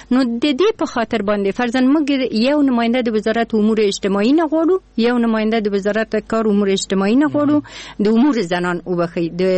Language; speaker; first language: Pashto; non-native, local second language; Persian